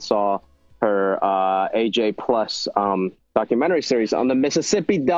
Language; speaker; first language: English; non-native, local second language; Wu Chinese